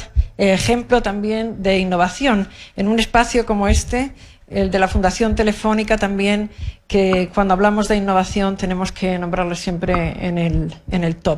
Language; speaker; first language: Spanish; native; Spanish